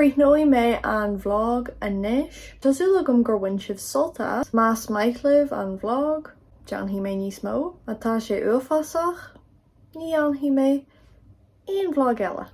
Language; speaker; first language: Irish; non-native, local second language; English